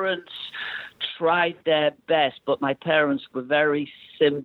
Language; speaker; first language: English; native; English